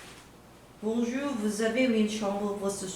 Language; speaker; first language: French; non-native, learner; Korean